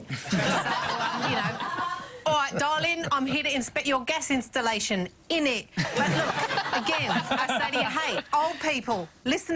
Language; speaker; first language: English; native; English